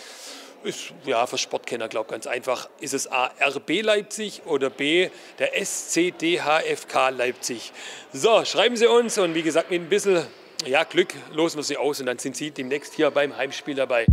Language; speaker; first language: German; native; German